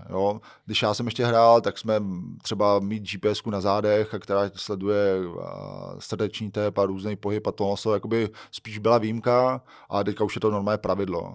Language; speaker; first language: Czech; native; Czech